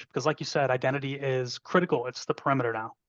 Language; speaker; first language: English; native; English